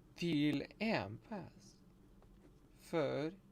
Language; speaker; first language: Swedish; non-native, learner; English